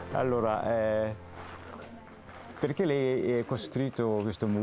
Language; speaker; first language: Italian; non-native, learner; Korean